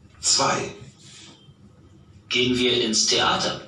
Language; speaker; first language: German; non-native, learner; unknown